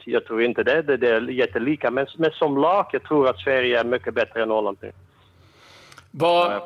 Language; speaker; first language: Swedish; non-native, fluent; Dutch